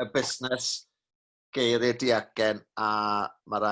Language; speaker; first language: Welsh; native; Welsh